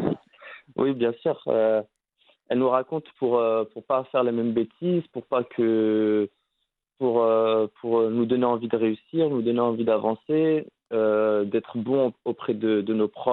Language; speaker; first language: French; early bilingual, other home language; Arabic